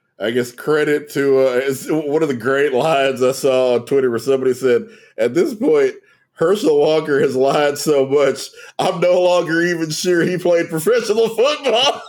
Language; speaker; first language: English; native; English